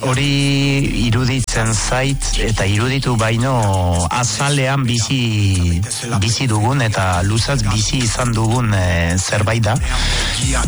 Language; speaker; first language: Basque; non-native, local second language; Spanish